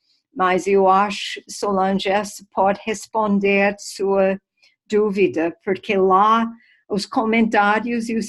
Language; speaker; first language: Portuguese; non-native, fluent; English